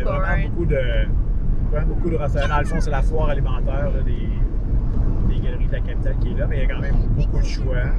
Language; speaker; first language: French; native; French